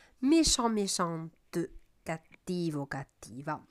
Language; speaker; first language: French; non-native, fluent; Italian